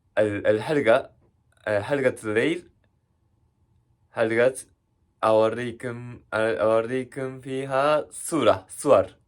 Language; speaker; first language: Arabic; non-native, learner; Japanese